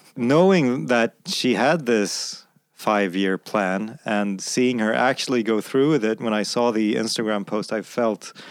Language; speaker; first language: English; non-native, fluent; Swedish